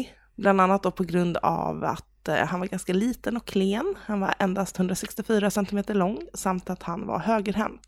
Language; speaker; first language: Swedish; native; Swedish